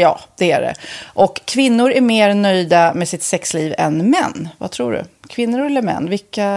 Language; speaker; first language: Swedish; native; Swedish